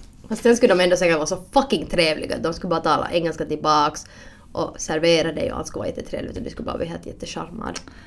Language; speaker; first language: Swedish; native; Swedish